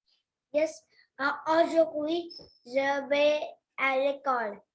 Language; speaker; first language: French; non-native, learner; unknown